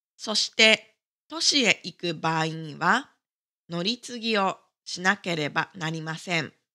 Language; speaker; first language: Japanese; native; Japanese